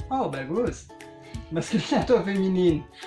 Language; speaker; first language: Indonesian; non-native, fluent; French